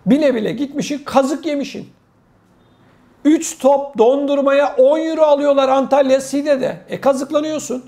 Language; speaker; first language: Turkish; native; Turkish